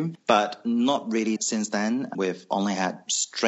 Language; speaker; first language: English; non-native, local second language; Cantonese